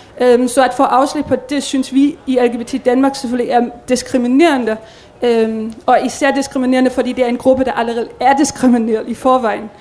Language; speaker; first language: Danish; native; Danish